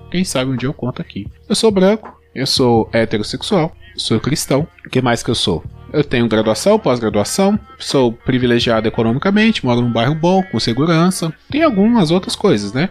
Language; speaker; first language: Portuguese; native; Portuguese